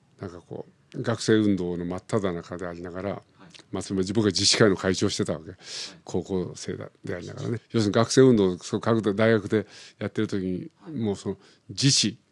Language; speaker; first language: Japanese; native; Japanese